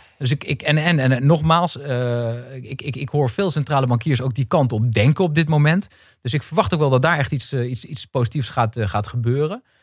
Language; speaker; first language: Dutch; native; Dutch